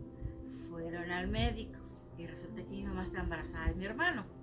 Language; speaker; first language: Spanish; native; Spanish